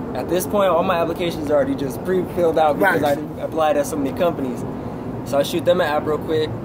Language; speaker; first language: English; native; English